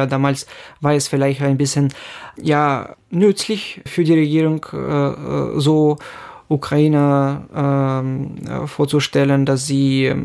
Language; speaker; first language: German; non-native, fluent; Ukrainian